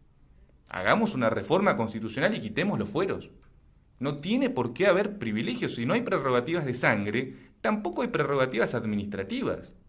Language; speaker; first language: Spanish; native; Spanish